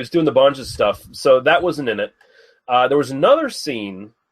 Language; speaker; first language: English; native; English